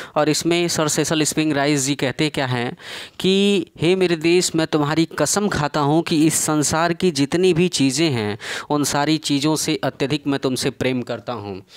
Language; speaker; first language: Hindi; native; Hindi